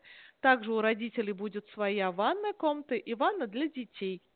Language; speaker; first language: Russian; native; Russian